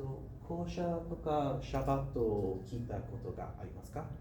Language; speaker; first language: Japanese; non-native, learner; English